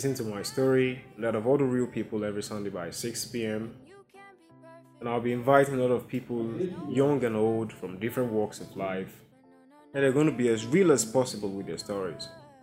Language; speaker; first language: English; non-native, local second language; Igbo